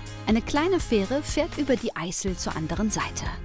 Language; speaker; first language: German; native; German